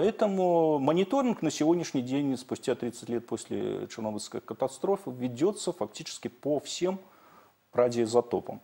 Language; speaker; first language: Russian; native; Russian